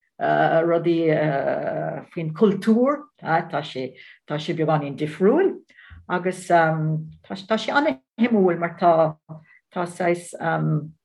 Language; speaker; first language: Irish; non-native, learner; Dutch